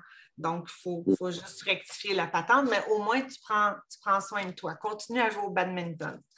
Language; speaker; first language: French; native; French